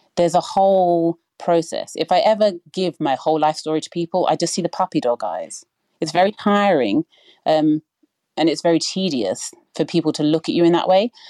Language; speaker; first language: English; native; English